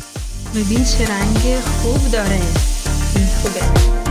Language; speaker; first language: Persian; non-native, learner; Russian